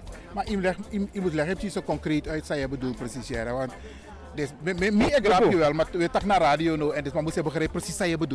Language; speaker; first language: Dutch; native; Dutch